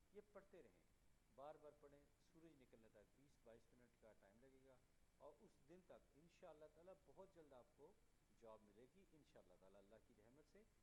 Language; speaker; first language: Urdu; native; Urdu